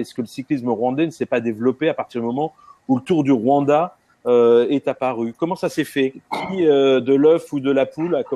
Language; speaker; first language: French; native; French